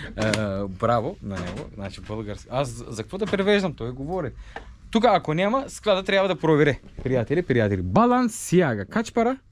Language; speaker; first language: Bulgarian; non-native, local second language; Turkish